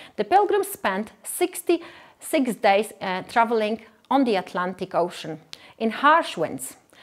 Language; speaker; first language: English; non-native, fluent; Polish